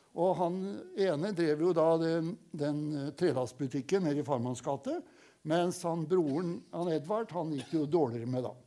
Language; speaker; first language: Norwegian; native; Norwegian